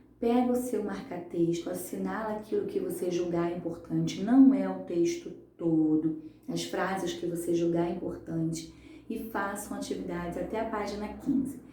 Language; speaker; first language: Portuguese; native; Portuguese